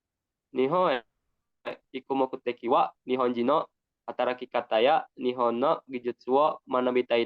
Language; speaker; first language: Japanese; non-native, learner; Indonesian